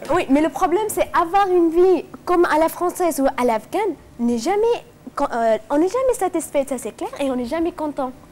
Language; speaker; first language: French; non-native, fluent; Persian